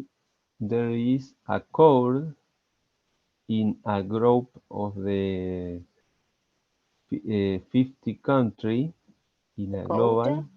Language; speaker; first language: English; non-native, learner; Spanish